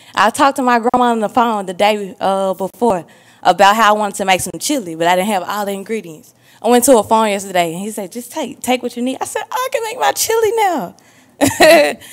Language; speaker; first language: English; native; English